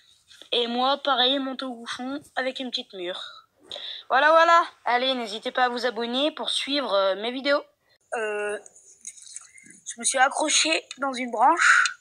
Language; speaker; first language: French; native; French